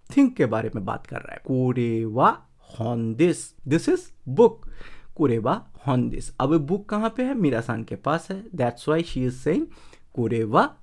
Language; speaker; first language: Hindi; native; Hindi